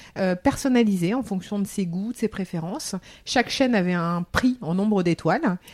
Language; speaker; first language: French; early bilingual, heritage; French